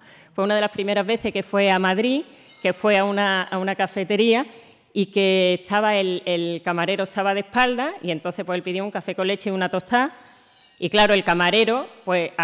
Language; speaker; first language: Spanish; native; Spanish